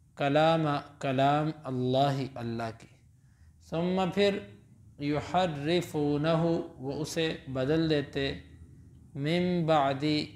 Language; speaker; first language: Urdu; non-native, local second language; Punjabi